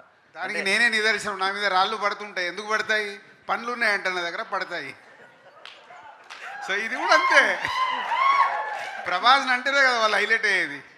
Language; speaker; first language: Telugu; native; Telugu